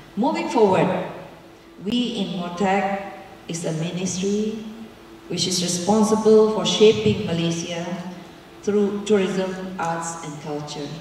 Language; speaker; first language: English; non-native, local second language; Malay